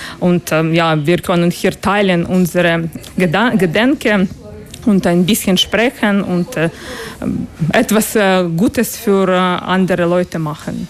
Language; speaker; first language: German; non-native, learner; Russian